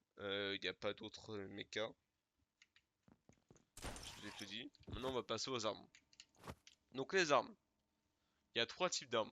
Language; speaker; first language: French; native; French